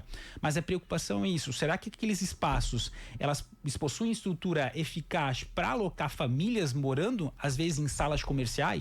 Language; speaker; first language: Portuguese; native; Portuguese